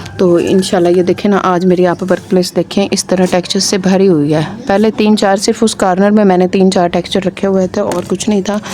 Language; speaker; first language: Urdu; non-native, local second language; Punjabi